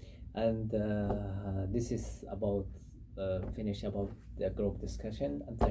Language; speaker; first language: English; non-native, learner; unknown